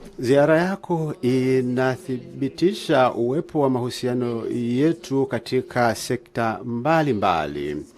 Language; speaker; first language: Swahili; native; Swahili